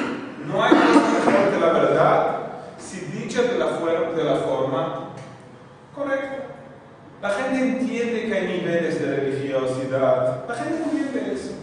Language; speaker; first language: Spanish; non-native, fluent; Portuguese